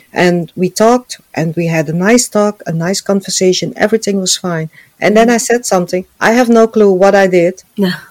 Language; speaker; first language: English; non-native, fluent; Dutch